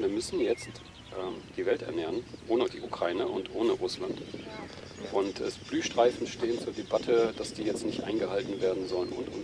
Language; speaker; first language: German; native; German